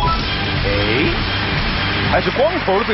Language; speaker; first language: Chinese; native; Chinese